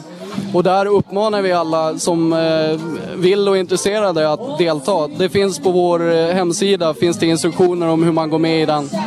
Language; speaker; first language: Swedish; native; Swedish